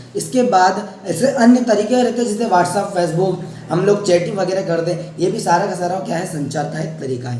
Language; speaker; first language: Hindi; native; Hindi